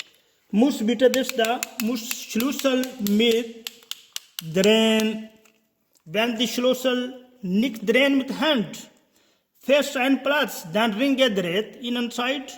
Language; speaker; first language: German; non-native, learner; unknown